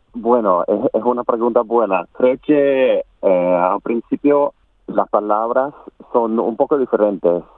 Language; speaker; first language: Spanish; non-native, learner; English